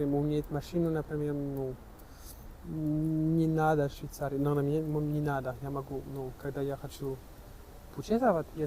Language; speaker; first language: Russian; non-native, learner; French